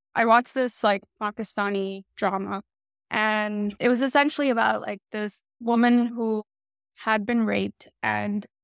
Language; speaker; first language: English; early bilingual, other home language; Hindi